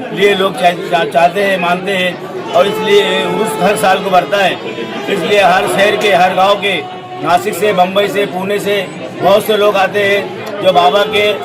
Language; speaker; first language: Hindi; non-native, local second language; Urdu